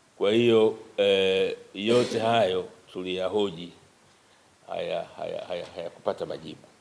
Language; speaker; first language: Swahili; native; Swahili